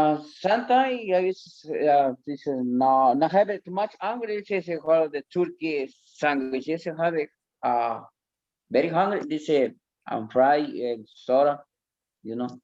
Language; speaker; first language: English; non-native, learner; Spanish